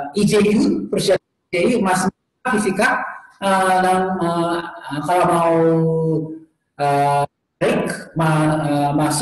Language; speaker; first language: Indonesian; non-native, learner; Japanese